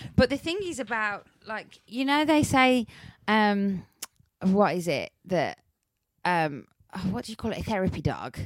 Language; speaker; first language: English; native; English